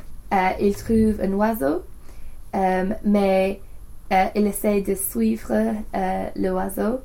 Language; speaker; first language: French; non-native, learner; English